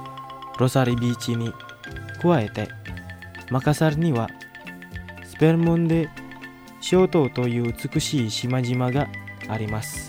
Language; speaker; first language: Japanese; non-native, fluent; Indonesian